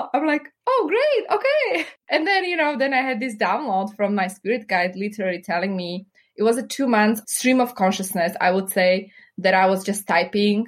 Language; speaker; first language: English; non-native, fluent; Slovak